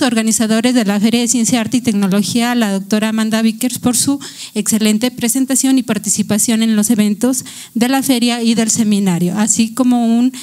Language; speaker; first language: Spanish; native; Spanish